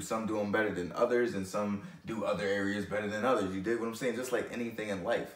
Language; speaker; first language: English; native; English